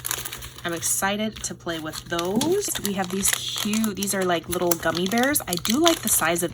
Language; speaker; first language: English; native; English